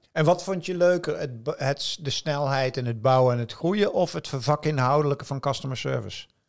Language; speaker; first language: Dutch; native; Dutch